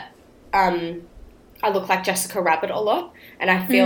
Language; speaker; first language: English; native; English